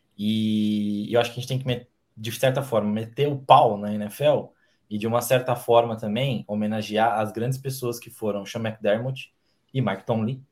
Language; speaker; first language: Portuguese; native; Portuguese